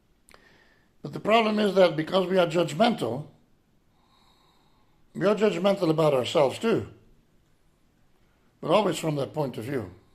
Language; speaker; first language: English; non-native, fluent; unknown